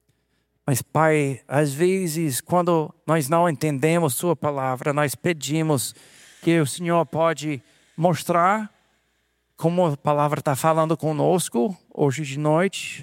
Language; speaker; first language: Portuguese; non-native, fluent; English